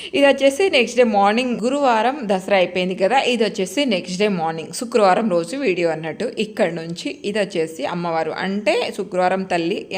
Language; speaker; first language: Telugu; non-native, local second language; Lambadi